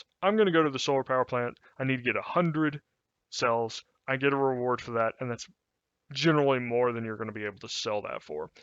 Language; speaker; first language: English; native; English